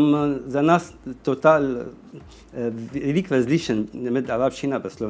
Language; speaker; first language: Slovenian; non-native, learner; Arabic